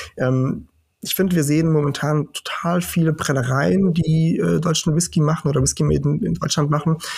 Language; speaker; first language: German; early bilingual, heritage; German